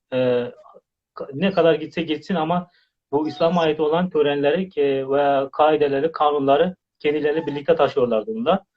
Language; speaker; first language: Turkish; non-native, fluent; Uzbek